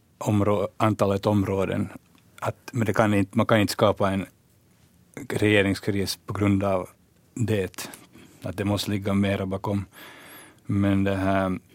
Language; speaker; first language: Swedish; native; Swedish